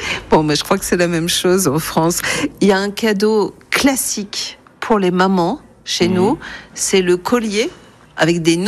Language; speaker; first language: French; native; French